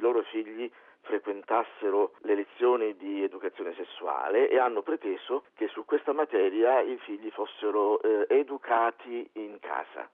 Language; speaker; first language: Italian; native; Italian